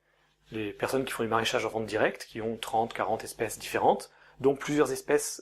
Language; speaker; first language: French; native; French